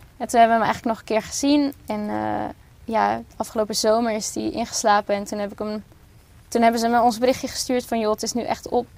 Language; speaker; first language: Dutch; native; Dutch